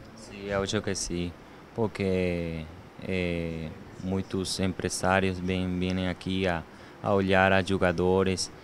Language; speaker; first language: Portuguese; non-native, learner; Spanish